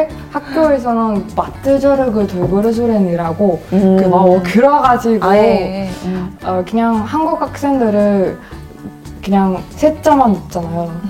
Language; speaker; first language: Korean; non-native, fluent; Mongolian